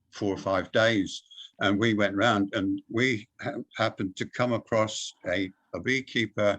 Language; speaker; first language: English; native; English